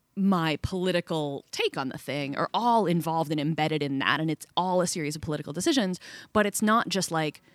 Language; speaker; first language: English; native; English